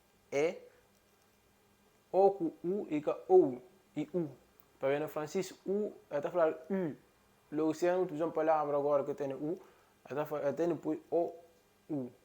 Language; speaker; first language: Portuguese; non-native, local second language; Upper Guinea Crioulo